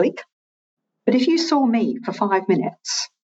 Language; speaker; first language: English; native; English